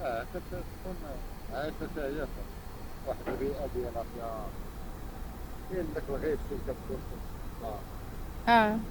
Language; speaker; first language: Arabic; native; Arabic